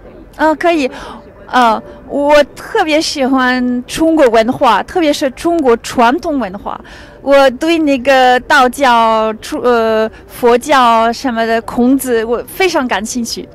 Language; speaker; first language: Chinese; non-native, fluent; French